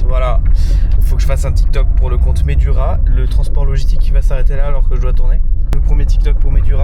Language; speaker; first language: French; native; French